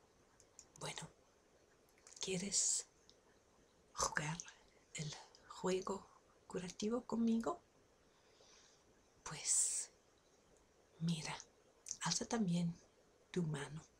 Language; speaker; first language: Spanish; non-native, fluent; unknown